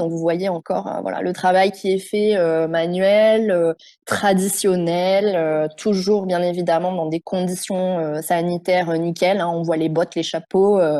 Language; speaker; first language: French; native; French